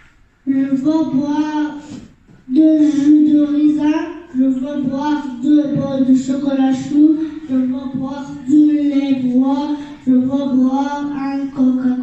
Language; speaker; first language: French; non-native, learner; Arabic